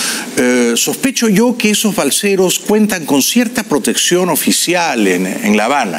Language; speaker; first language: Spanish; native; Spanish